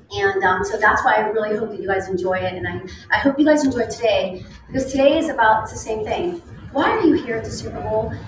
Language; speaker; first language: English; native; English